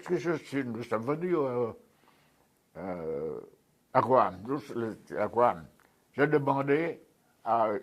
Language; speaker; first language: French; non-native, fluent; Vietnamese